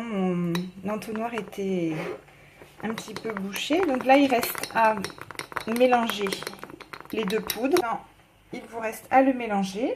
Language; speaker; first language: French; native; French